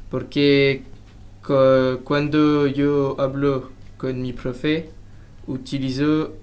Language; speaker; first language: Spanish; non-native, learner; French